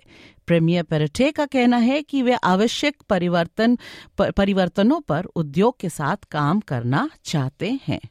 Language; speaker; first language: Hindi; native; Hindi